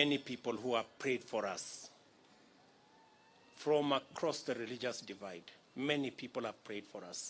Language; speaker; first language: English; non-native, local second language; Kalenjin